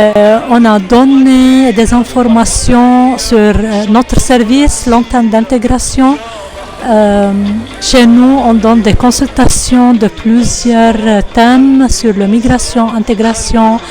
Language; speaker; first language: French; non-native, fluent; Arabic